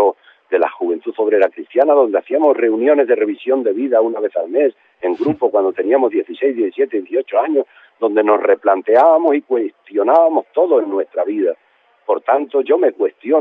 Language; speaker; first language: Spanish; native; Spanish